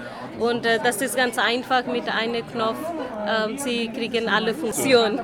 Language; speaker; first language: German; non-native, learner; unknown